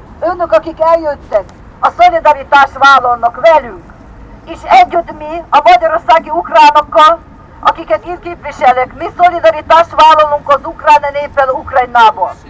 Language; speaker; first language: Hungarian; non-native, fluent; Ukrainian